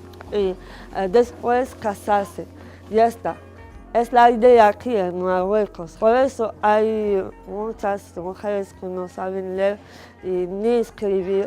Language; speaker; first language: Spanish; non-native, learner; Arabic